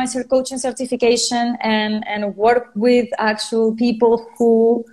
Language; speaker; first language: English; non-native, fluent; Spanish